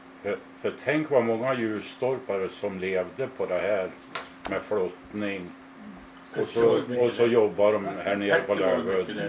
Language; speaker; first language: Swedish; native; Swedish